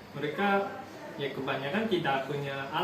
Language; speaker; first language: Indonesian; non-native, fluent; Japanese